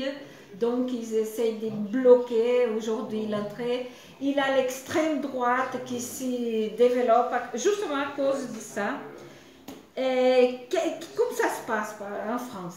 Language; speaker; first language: French; non-native, fluent; Portuguese